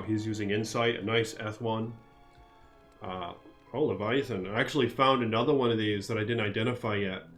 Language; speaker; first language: English; native; English